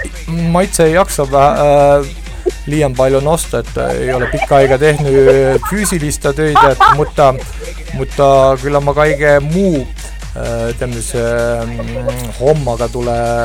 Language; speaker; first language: Finnish; non-native, learner; Estonian